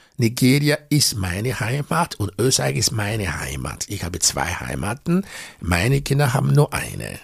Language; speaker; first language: German; non-native, fluent; Bini